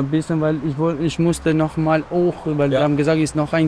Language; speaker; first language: German; non-native, learner; Albanian